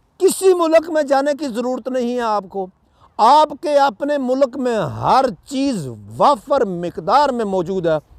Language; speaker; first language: Urdu; non-native, local second language; Punjabi